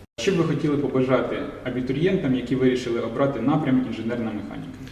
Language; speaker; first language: Ukrainian; native; Ukrainian